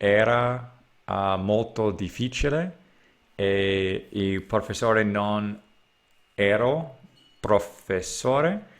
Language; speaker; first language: Italian; non-native, learner; English